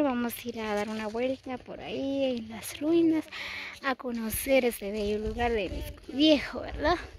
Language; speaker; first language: Spanish; native; Spanish